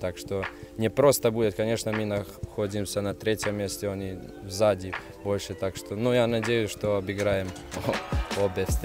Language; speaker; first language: Russian; non-native, fluent; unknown